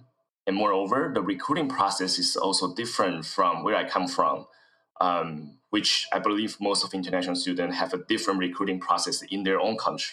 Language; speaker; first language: English; non-native, fluent; Chinese